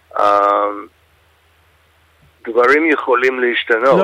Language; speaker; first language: Hebrew; non-native, fluent; English